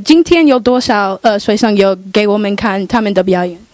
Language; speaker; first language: Chinese; non-native, learner; English